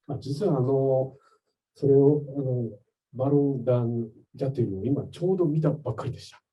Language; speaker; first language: Japanese; native; Japanese